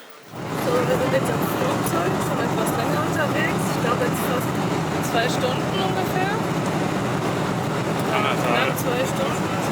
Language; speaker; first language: German; native; German